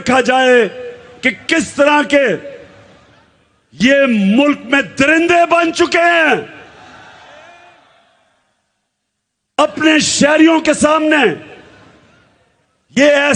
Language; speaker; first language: Urdu; native; Urdu